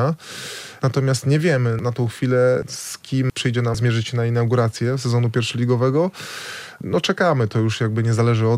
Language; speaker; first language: Polish; native; Polish